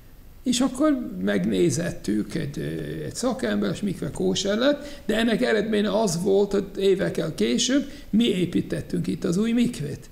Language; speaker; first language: Hungarian; non-native, fluent; English